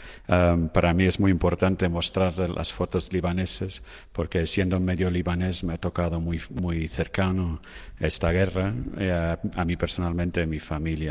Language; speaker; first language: Spanish; non-native, fluent; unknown